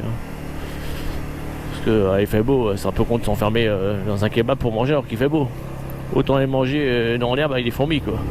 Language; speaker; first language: French; native; French